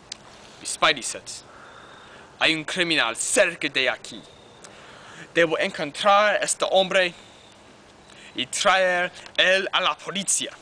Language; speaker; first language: Spanish; non-native, learner; English